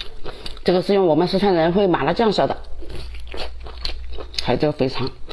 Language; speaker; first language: Chinese; native; Chinese